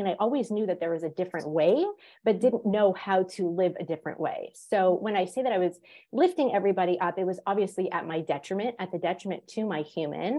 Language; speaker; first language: English; native; English